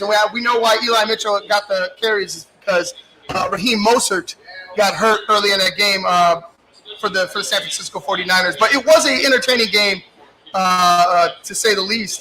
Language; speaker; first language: English; native; English